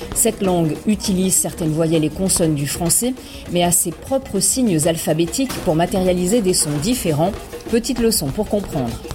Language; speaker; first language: French; native; French